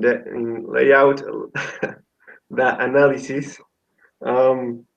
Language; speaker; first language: English; non-native, learner; Spanish